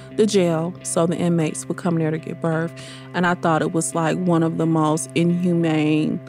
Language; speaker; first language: English; native; English